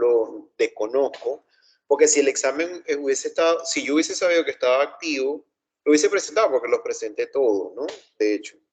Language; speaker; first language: Spanish; native; Spanish